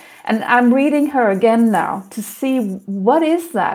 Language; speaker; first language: English; non-native, fluent; Danish